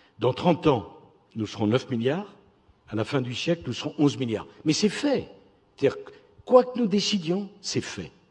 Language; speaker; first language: French; native; French